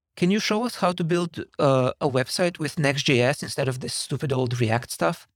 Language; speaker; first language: English; non-native, fluent; Slovenian